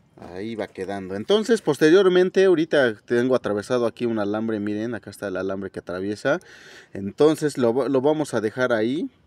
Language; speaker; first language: Spanish; native; Spanish